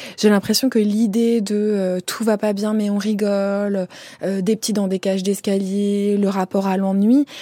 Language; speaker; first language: French; native; French